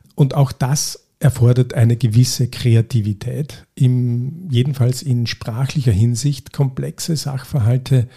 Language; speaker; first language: German; native; German